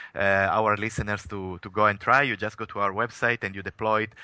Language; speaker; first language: English; non-native, fluent; Italian